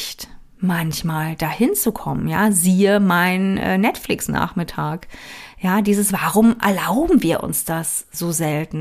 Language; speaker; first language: German; native; German